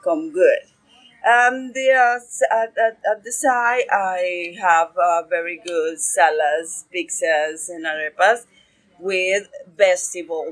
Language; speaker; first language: English; non-native, learner; Spanish